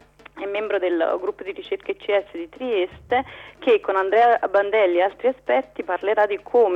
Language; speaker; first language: Italian; native; Italian